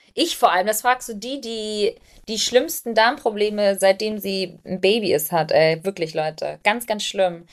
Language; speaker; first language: German; early bilingual, other home language; Albanian